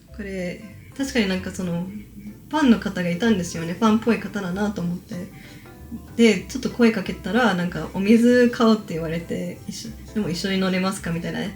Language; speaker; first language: Japanese; early bilingual, heritage; Japanese